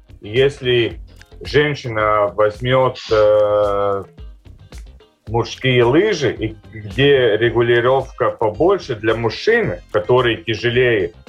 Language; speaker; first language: Russian; non-native, local second language; Latvian